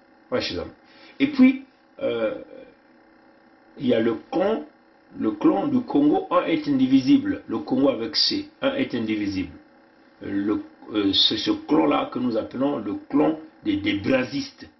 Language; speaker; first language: French; non-native, local second language; Kongo